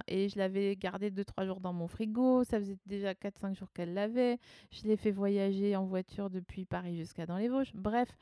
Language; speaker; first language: French; native; French